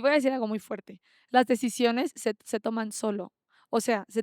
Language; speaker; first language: Spanish; native; Spanish